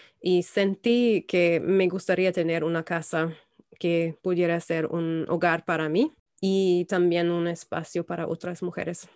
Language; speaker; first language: Spanish; non-native, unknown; German